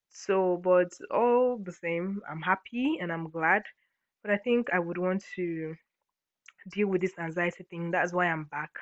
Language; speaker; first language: English; non-native, local second language; Ibibio